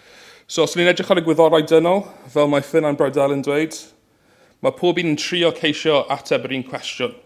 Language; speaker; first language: Welsh; native; Welsh